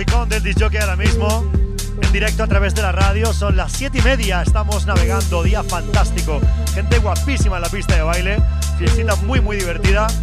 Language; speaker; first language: Spanish; native; Spanish